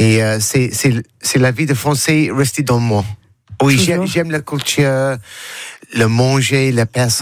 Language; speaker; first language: French; non-native, learner; English